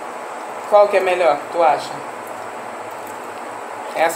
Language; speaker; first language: Portuguese; native; Portuguese